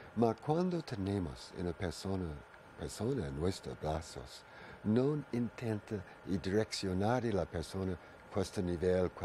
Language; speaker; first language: Spanish; non-native, learner; English